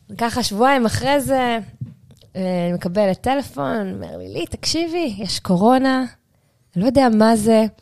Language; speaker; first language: Hebrew; native; Hebrew